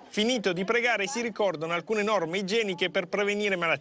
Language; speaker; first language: Italian; native; Italian